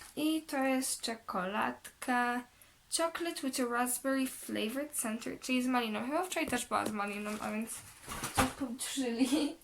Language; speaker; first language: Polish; early bilingual, heritage; Polish